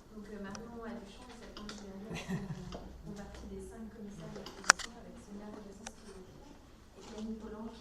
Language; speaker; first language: French; native; French